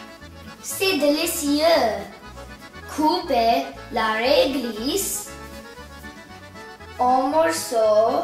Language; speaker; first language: French; non-native, learner; English